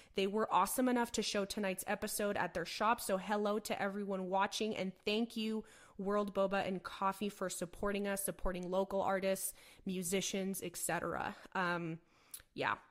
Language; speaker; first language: English; native; English